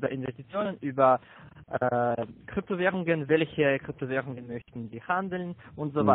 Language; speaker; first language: German; non-native, learner; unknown